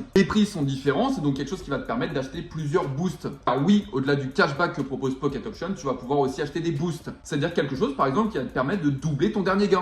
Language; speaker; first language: French; native; French